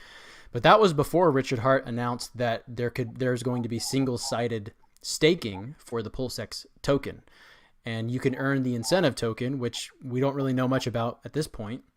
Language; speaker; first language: English; native; English